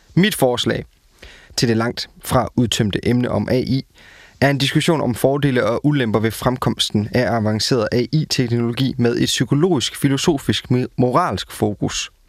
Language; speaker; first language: Danish; native; Danish